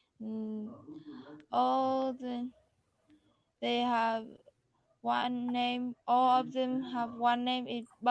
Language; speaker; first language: English; non-native, learner; Vietnamese